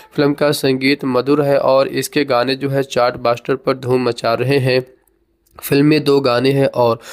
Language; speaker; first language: Hindi; native; Hindi